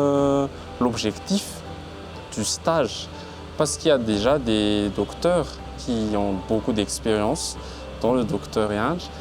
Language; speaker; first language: French; non-native, local second language; Malagasy